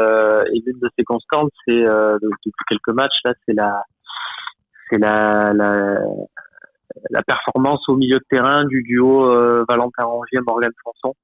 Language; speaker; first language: French; native; French